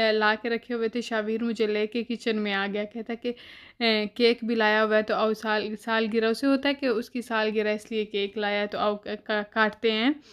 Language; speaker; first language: Urdu; native; Urdu